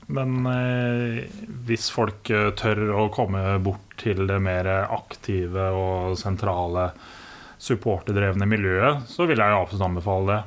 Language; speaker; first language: Norwegian; native; Norwegian